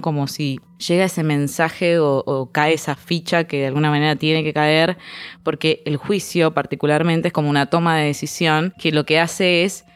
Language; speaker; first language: Spanish; native; Spanish